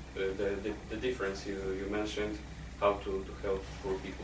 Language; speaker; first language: English; non-native, fluent; Polish